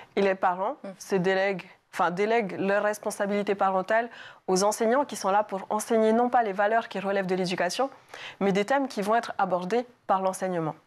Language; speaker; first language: French; native; French